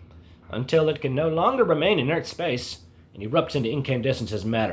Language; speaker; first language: English; native; English